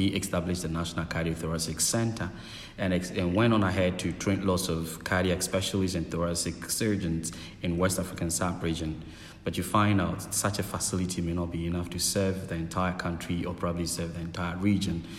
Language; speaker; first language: English; non-native, local second language; Akan